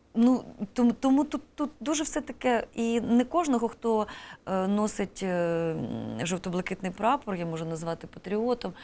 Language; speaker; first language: Ukrainian; native; Ukrainian